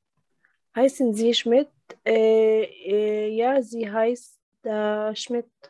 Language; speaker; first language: German; non-native, learner; Arabic